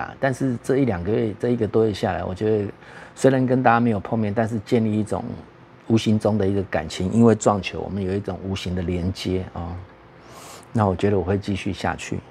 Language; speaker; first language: Chinese; native; Chinese